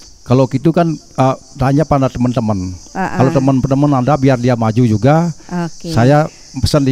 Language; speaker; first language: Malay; non-native, local second language; Balinese